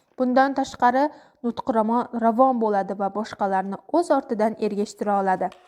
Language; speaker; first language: Uzbek; non-native, local second language; Kara-Kalpak